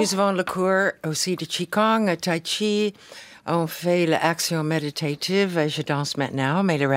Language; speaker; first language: French; non-native, fluent; English